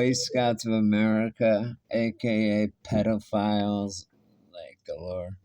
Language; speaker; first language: English; native; English